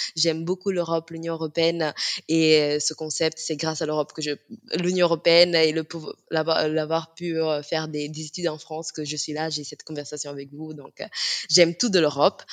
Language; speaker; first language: French; non-native, fluent; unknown